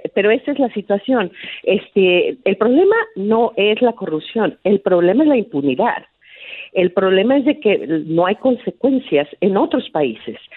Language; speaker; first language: Spanish; native; Spanish